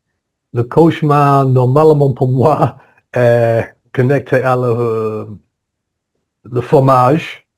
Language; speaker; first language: French; non-native, learner; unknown